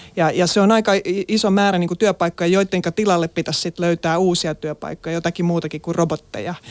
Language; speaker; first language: Finnish; native; Finnish